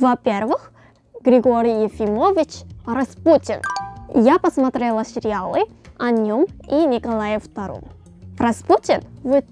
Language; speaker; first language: Russian; non-native, fluent; Korean